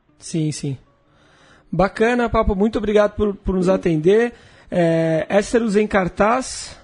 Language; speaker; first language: Portuguese; native; Portuguese